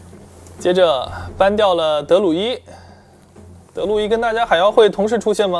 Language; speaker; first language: Chinese; native; Chinese